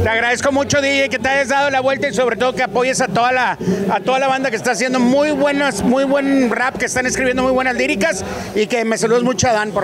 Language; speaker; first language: Spanish; native; Spanish